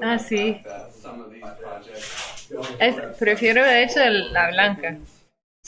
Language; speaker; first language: Spanish; non-native, fluent; English